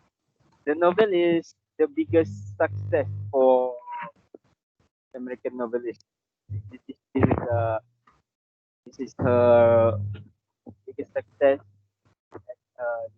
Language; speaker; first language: English; non-native, local second language; Malay